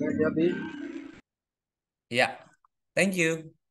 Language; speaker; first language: English; non-native, fluent; Indonesian